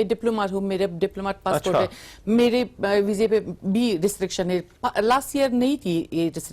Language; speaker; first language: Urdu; non-native, learner; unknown